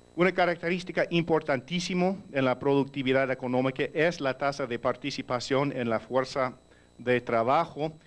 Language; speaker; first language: Spanish; early bilingual, heritage; Spanish